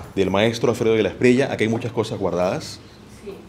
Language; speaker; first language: Spanish; native; Spanish